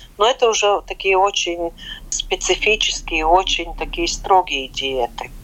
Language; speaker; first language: Russian; non-native, local second language; Latvian